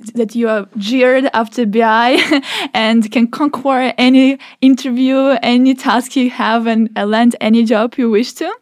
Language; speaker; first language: English; non-native, fluent; Ukrainian